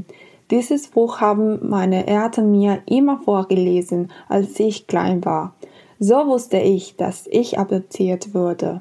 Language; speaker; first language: German; non-native, fluent; Spanish